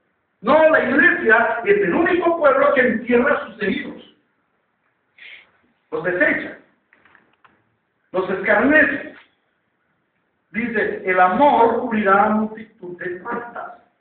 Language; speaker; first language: Spanish; native; Spanish